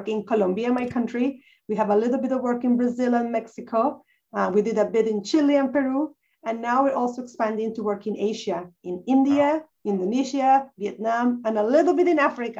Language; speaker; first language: English; non-native, fluent; Spanish